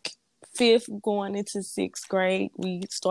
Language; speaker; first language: English; native; English